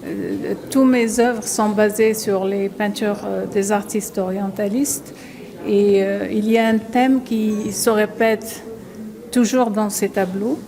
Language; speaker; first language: French; non-native, local second language; Arabic